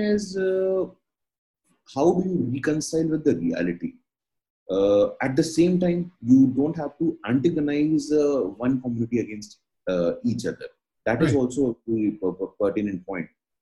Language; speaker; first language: English; non-native, local second language; Hindi